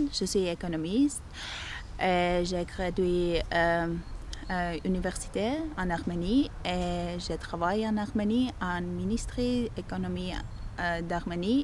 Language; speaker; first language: French; non-native, learner; Armenian